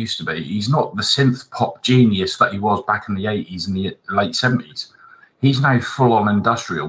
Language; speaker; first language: English; native; English